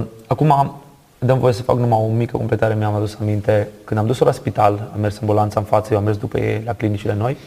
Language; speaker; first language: Romanian; native; Romanian